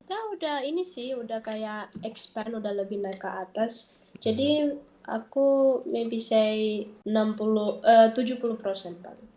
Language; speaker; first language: Indonesian; early bilingual, heritage; Dutch